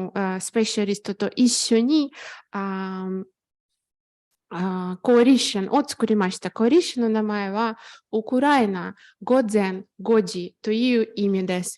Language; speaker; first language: Japanese; non-native, fluent; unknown